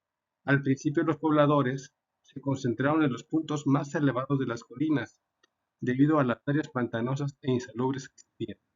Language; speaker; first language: Spanish; native; Spanish